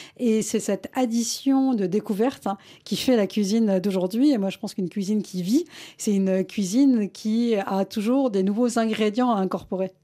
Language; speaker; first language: French; early bilingual, other home language; Malayalam